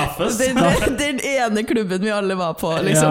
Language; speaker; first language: Norwegian; native; Norwegian